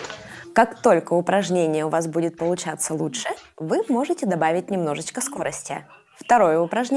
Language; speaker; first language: Russian; native; Russian